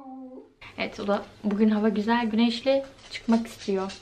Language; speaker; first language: Turkish; native; Turkish